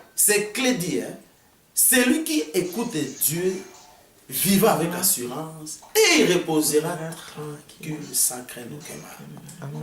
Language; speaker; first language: French; non-native, local second language; Lingala